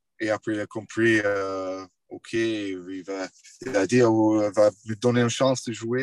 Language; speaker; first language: French; non-native, fluent; English